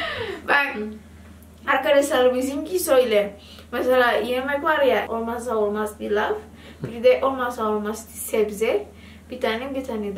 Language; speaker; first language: Turkish; non-native, learner; Indonesian